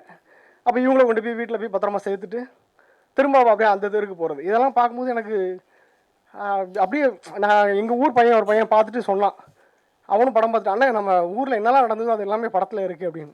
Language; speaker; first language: Tamil; native; Tamil